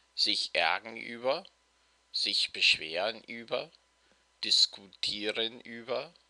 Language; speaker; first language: German; non-native, fluent; English